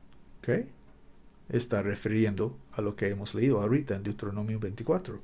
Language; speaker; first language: Spanish; non-native, learner; English